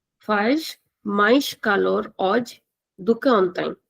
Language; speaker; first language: Portuguese; non-native, fluent; Hindi